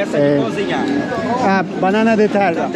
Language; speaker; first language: Portuguese; non-native, learner; Turkish